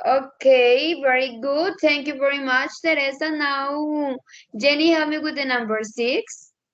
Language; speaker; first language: English; non-native, learner; Spanish